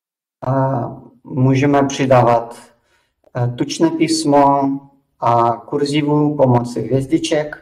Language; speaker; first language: Czech; non-native, fluent; Russian